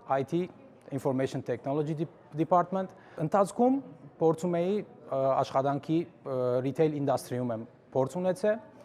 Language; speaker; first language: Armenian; early bilingual, heritage; Armenian